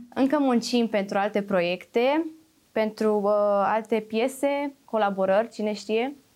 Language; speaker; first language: Romanian; native; Romanian